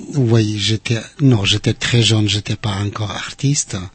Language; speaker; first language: French; non-native, fluent; Arabic